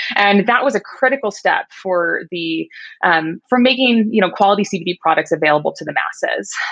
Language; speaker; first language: English; native; English